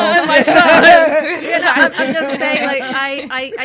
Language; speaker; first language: English; non-native, fluent; Russian